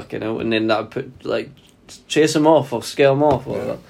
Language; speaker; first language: English; native; English